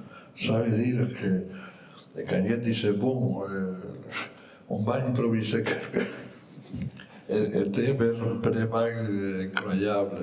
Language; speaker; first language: French; non-native, fluent; Spanish